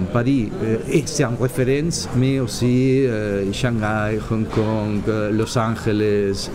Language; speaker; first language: French; non-native, learner; Catalan